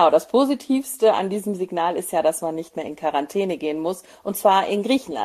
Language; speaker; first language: German; native; German